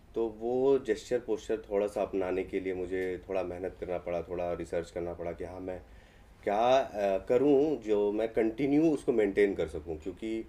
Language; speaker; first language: Hindi; native; Hindi